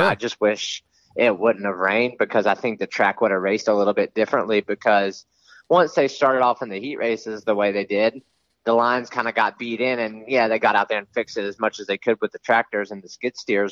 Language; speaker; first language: English; native; English